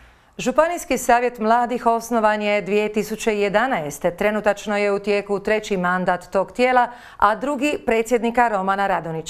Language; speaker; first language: Serbian; native; Serbian